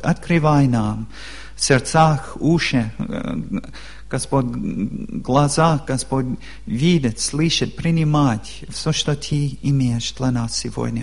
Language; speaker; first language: Russian; non-native, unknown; English